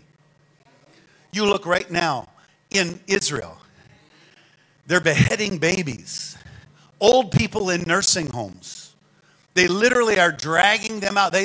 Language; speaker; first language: English; native; English